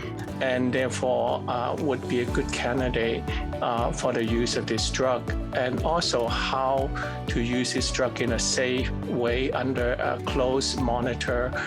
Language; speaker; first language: English; non-native, fluent; Cantonese